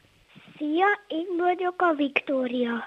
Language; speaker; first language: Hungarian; early bilingual, heritage; Hungarian